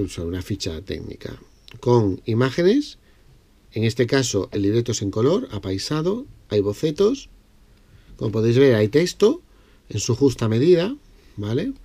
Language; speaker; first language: Spanish; native; Spanish